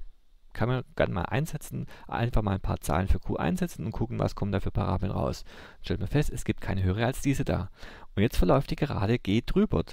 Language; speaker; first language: German; native; German